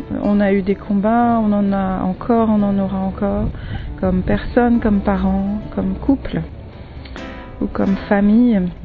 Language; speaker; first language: French; native; French